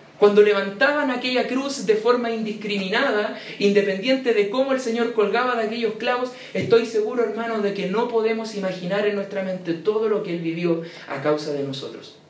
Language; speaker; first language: Spanish; native; Spanish